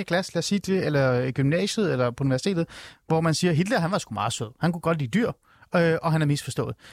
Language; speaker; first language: Danish; early bilingual, other home language; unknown